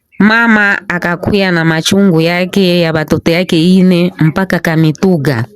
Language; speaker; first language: Swahili; non-native, local second language; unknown